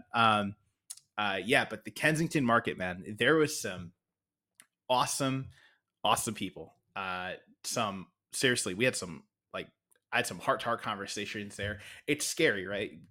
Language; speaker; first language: English; native; English